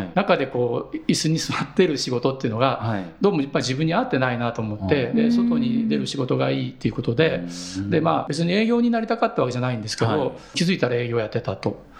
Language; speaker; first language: Japanese; native; Japanese